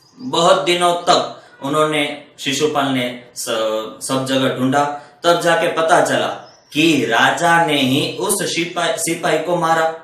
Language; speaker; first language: Hindi; non-native, local second language; Gujarati